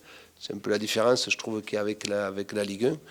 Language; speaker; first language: French; native; French